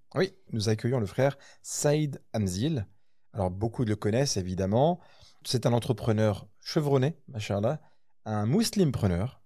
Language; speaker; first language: French; early bilingual, other home language; Arabic